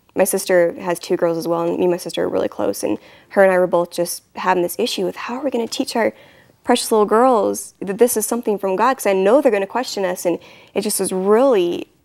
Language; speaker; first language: English; native; English